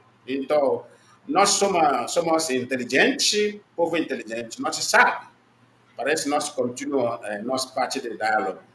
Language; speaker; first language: Portuguese; non-native, learner; Igbo